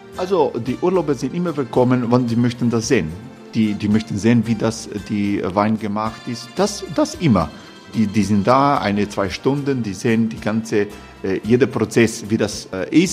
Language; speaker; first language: German; non-native, learner; Croatian